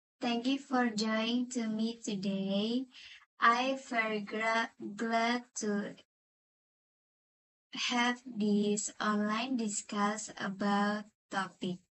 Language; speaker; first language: English; non-native, learner; Indonesian